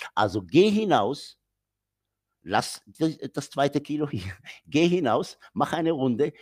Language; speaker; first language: German; non-native, fluent; Arabic